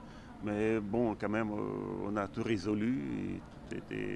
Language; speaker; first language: French; non-native, fluent; Russian